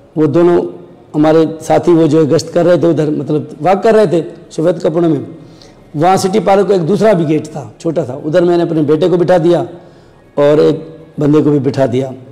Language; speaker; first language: Urdu; non-native, local second language; Sindhi